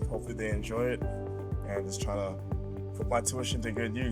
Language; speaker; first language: English; native; English